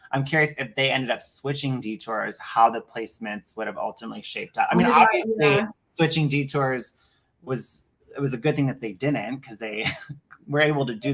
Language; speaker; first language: English; native; English